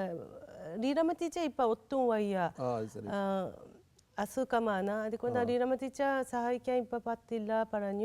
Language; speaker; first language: Malayalam; non-native, learner; Japanese